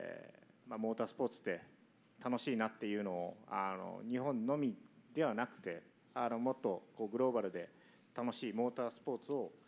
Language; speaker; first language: Japanese; native; Japanese